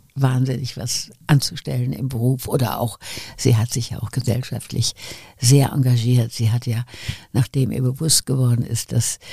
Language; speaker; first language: German; native; German